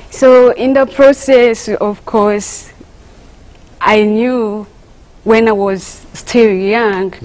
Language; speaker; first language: English; non-native, local second language; Kinyarwanda